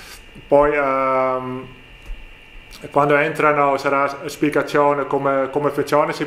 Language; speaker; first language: Italian; non-native, learner; Dutch